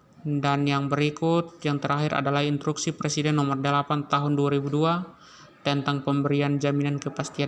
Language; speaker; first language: Indonesian; native; Indonesian